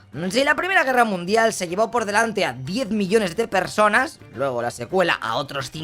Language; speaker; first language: Spanish; native; Spanish